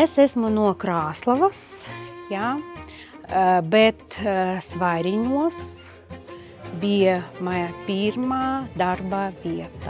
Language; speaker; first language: Latvian; non-native, local second language; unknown